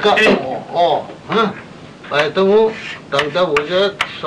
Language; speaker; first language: Russian; non-native, learner; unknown